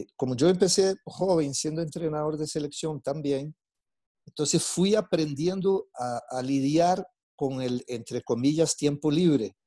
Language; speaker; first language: Spanish; non-native, fluent; Portuguese